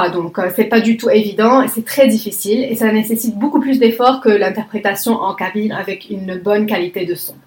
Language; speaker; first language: French; non-native, local second language; Arabic